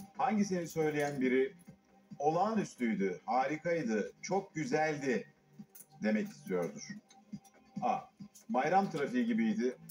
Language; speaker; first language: Turkish; native; Turkish